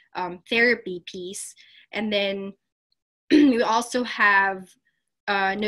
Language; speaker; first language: English; non-native, local second language; Filipino